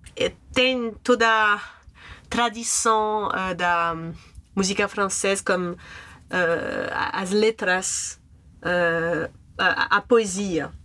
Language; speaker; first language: Portuguese; non-native, learner; French